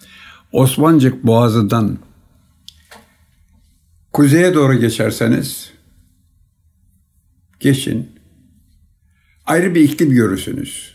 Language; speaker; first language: Turkish; native; Turkish